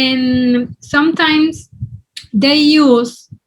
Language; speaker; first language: English; non-native, learner; Spanish